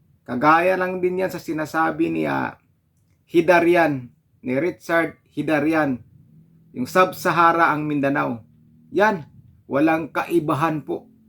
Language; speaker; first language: Filipino; non-native, local second language; Cebuano